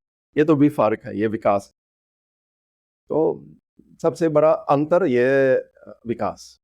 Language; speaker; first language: Hindi; non-native, fluent; Russian